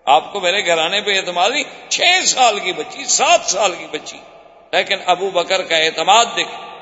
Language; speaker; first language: Urdu; native; Urdu